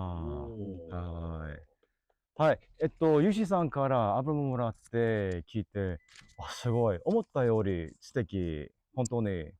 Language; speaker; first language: Japanese; non-native, learner; English